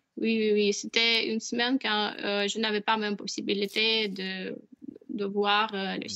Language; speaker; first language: French; non-native, fluent; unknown